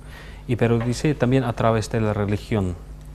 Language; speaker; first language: Spanish; non-native, fluent; Turkish